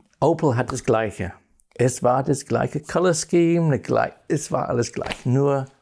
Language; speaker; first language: German; non-native, fluent; English